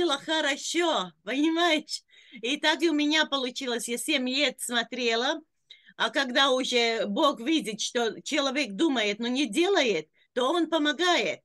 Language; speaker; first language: Russian; non-native, local second language; Latvian